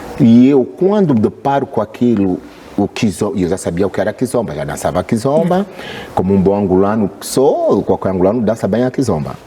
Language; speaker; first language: Portuguese; native; Portuguese